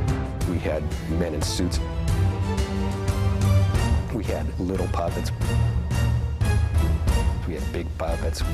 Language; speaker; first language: English; native; English